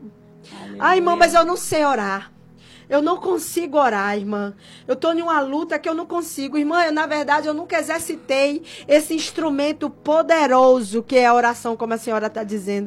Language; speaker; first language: Portuguese; native; Portuguese